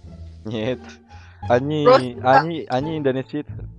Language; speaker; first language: Russian; non-native, learner; Indonesian